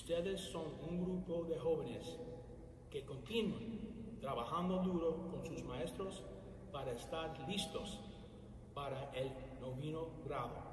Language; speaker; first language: Spanish; early bilingual, other home language; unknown